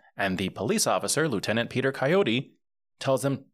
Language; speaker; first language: English; early bilingual, other home language; Spanish